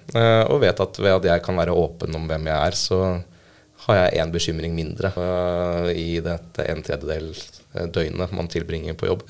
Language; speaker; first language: Norwegian; native; Norwegian